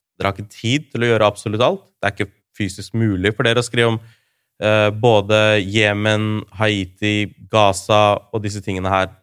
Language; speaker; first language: Norwegian; early bilingual, other home language; Urdu